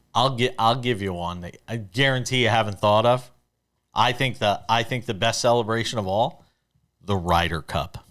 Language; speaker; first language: English; native; English